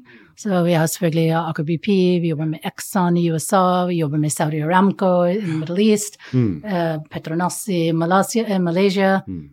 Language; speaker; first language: Norwegian; non-native, fluent; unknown